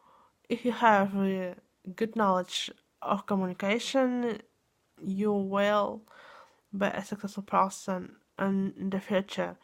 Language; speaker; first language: English; non-native, learner; Russian